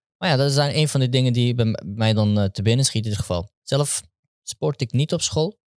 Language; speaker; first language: Dutch; early bilingual, other home language; Turkish